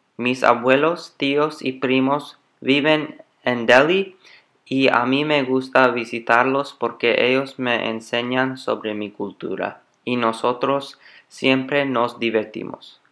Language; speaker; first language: Spanish; non-native, learner; English